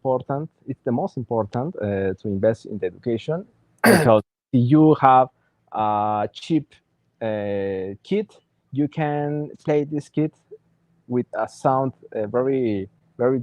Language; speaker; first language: English; non-native, learner; Spanish